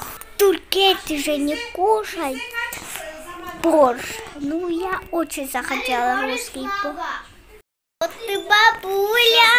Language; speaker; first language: Russian; early bilingual, heritage; Russian